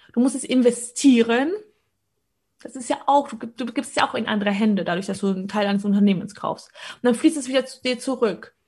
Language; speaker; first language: German; early bilingual, other home language; Polish